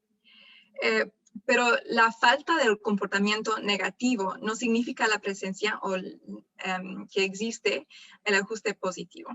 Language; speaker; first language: Spanish; non-native, fluent; English